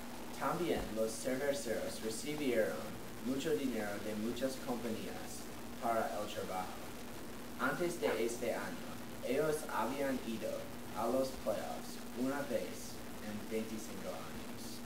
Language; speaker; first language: Spanish; non-native, learner; English